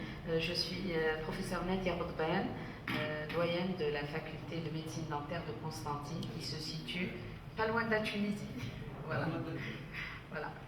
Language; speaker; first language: French; native; French